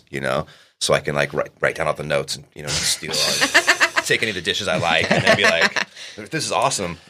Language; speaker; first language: English; native; English